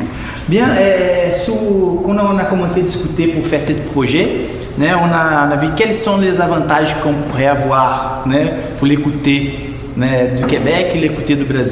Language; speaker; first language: French; non-native, fluent; Portuguese